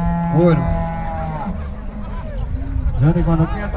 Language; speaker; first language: Spanish; native; Spanish